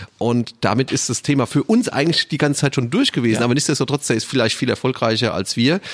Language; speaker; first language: German; native; German